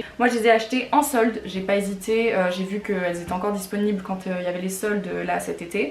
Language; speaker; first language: French; native; French